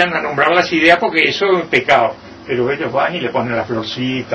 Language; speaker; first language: Spanish; native; Spanish